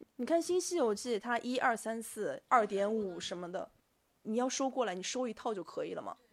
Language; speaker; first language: Chinese; native; Chinese